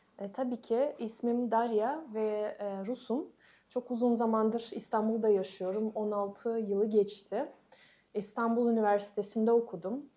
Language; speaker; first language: Turkish; non-native, fluent; Russian